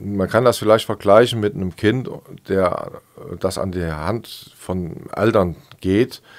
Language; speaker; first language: German; native; German